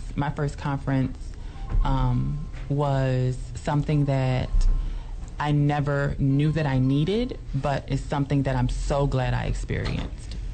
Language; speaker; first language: English; native; English